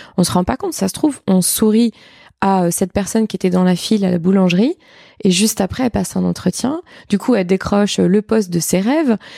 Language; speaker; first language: French; native; French